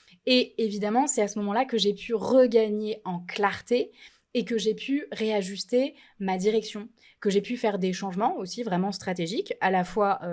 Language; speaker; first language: French; native; French